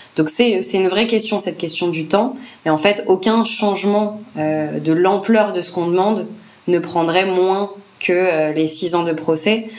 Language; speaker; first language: French; native; French